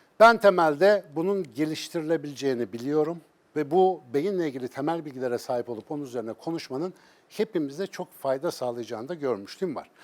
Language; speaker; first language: Turkish; native; Turkish